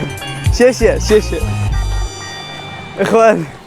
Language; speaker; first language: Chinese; non-native, learner; Arabic